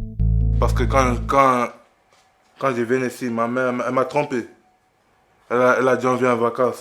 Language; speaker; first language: French; non-native, learner; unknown